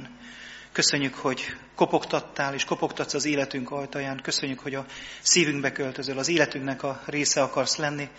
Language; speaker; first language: Hungarian; native; Hungarian